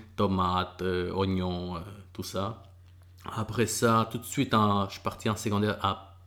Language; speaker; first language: French; early bilingual, other home language; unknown